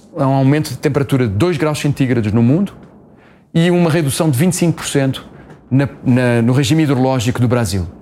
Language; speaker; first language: Portuguese; native; Portuguese